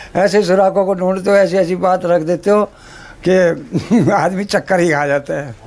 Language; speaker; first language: Hindi; native; Hindi